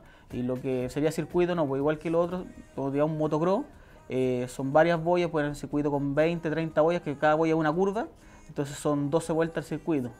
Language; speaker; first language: Spanish; native; Spanish